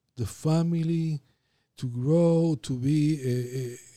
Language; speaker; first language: English; non-native, fluent; Spanish